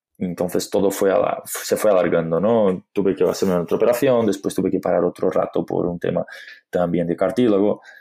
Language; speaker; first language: Spanish; non-native, fluent; Portuguese